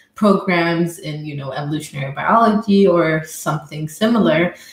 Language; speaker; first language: English; non-native, fluent; Amharic